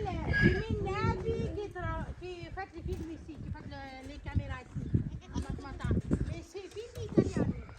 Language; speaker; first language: Italian; non-native, learner; Arabic